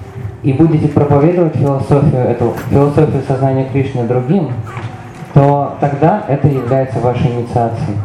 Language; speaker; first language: Russian; native; Russian